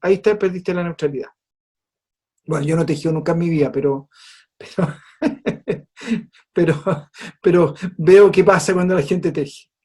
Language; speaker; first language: Spanish; native; Spanish